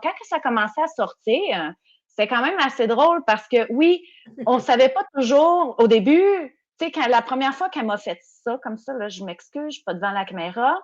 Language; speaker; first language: French; native; French